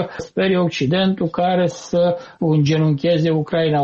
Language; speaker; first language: Romanian; native; Romanian